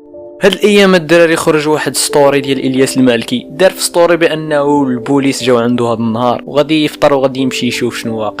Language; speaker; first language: Arabic; native; Arabic